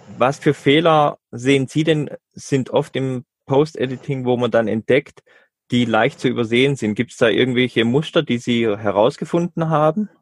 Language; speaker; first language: German; native; German